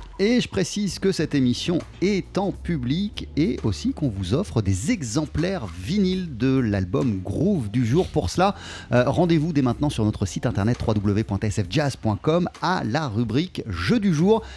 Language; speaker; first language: French; native; French